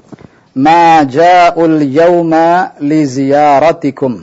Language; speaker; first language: Arabic; non-native, fluent; Indonesian